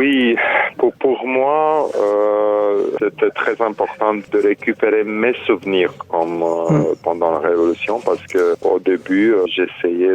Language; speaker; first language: French; non-native, fluent; Romanian